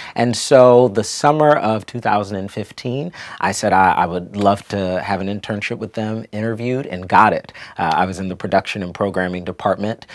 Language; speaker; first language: English; native; English